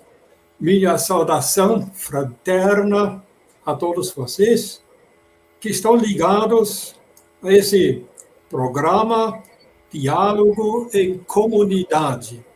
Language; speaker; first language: Portuguese; non-native, fluent; German